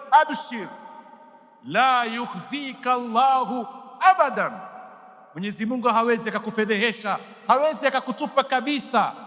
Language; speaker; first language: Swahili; native; Swahili